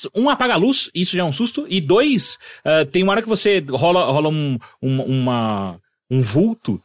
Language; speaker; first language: Portuguese; native; Portuguese